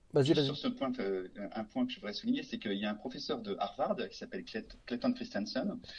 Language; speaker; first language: French; native; French